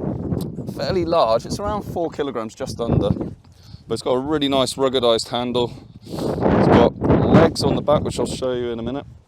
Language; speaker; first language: English; native; English